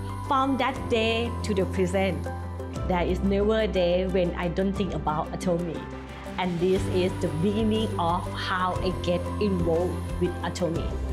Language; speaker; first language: English; non-native, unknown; Thai